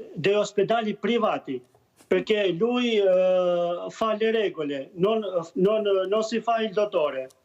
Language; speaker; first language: Italian; non-native, learner; Albanian